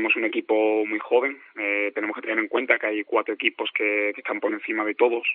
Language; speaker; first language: Spanish; native; Spanish